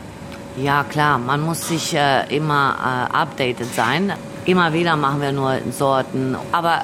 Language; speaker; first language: German; early bilingual, other home language; Albanian